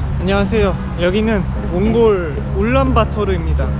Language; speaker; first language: Korean; native; Korean